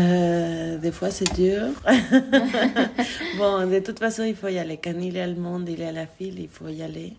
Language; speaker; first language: French; non-native, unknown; Spanish